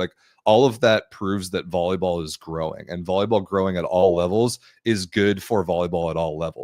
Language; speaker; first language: English; native; English